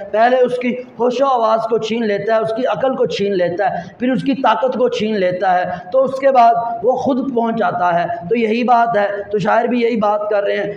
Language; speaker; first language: Urdu; non-native, local second language; Punjabi